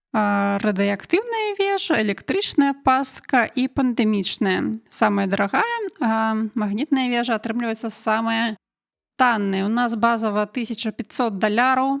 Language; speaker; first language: Belarusian; non-native, local second language; Russian